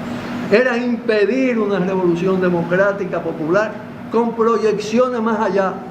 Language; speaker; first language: Spanish; native; Spanish